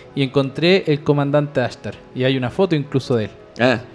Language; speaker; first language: Spanish; non-native, fluent; English